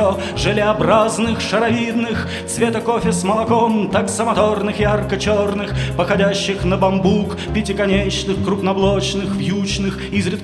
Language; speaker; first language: Russian; native; Russian